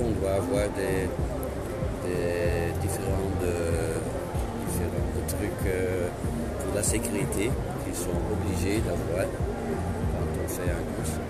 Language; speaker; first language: French; non-native, local second language; Dutch